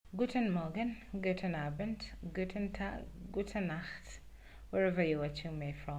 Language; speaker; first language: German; non-native, learner; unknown